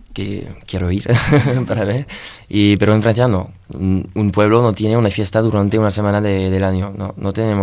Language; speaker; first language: Spanish; non-native, learner; French